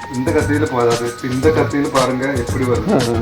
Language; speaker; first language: Tamil; non-native, learner; Malayalam